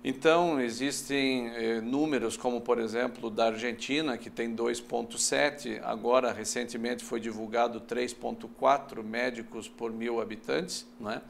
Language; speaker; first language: Portuguese; native; Portuguese